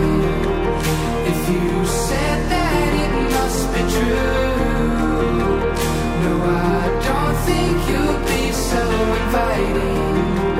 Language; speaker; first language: English; native; English